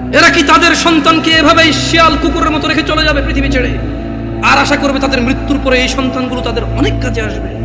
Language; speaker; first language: Bangla; early bilingual, heritage; Bangla